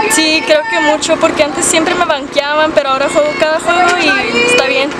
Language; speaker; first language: Spanish; early bilingual, other home language; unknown